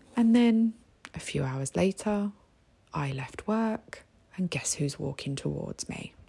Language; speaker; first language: English; native; English